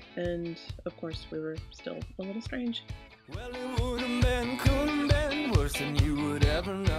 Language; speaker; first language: English; native; English